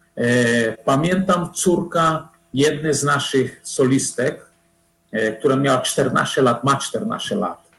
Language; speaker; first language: Polish; non-native, fluent; Portuguese